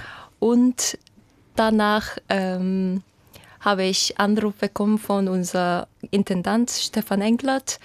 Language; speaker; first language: German; non-native, fluent; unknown